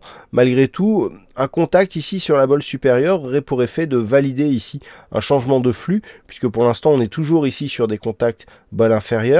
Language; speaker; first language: French; native; French